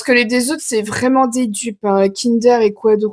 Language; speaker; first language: French; native; French